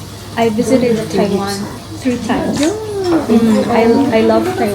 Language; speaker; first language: English; non-native, local second language; Filipino